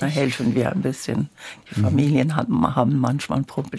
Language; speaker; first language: German; non-native, learner; French